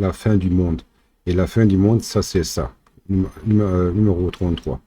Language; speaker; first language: French; non-native, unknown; German